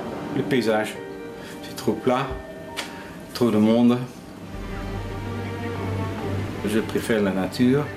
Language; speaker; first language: French; non-native, fluent; Dutch